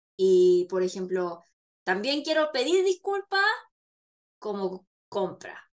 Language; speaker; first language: Spanish; non-native, fluent; Korean